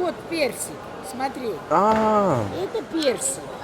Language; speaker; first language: Russian; non-native, fluent; Armenian